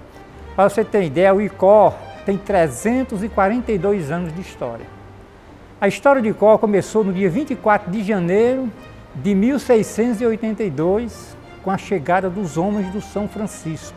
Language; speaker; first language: Portuguese; native; Portuguese